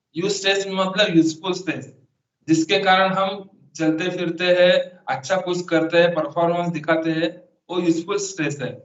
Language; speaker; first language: Hindi; non-native, local second language; Marathi